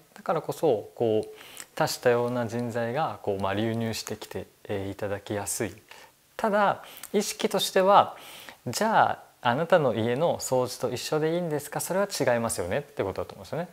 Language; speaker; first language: Japanese; native; Japanese